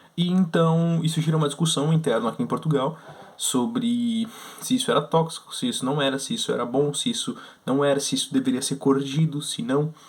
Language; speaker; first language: Portuguese; native; Portuguese